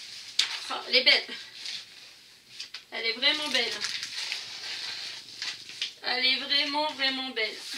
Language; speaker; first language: French; native; French